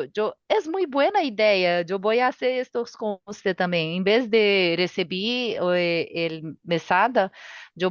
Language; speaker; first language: Spanish; non-native, learner; Portuguese